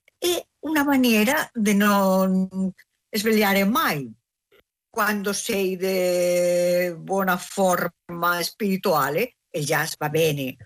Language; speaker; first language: Italian; non-native, learner; Spanish